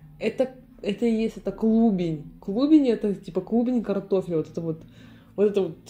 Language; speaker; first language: Russian; native; Russian